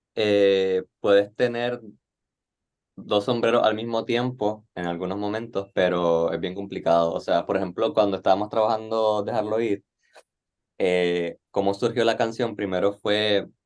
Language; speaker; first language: Spanish; native; Spanish